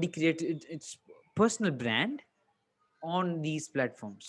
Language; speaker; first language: English; non-native, local second language; Hindi